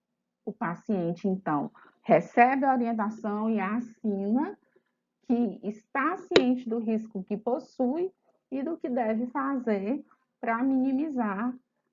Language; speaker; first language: Portuguese; native; Portuguese